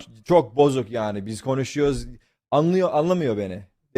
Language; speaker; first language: Turkish; early bilingual, heritage; Turkish